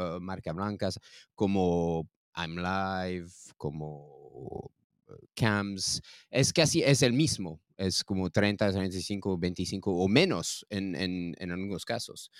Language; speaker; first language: Spanish; non-native, learner; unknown